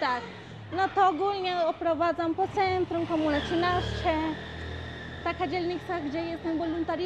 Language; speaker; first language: Polish; non-native, learner; Spanish